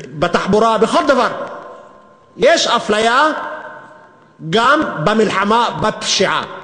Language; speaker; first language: Hebrew; non-native, local second language; Arabic